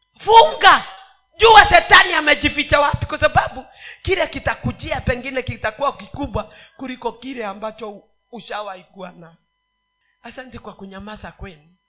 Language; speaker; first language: Swahili; non-native, local second language; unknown